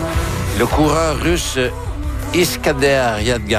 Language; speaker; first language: French; native; French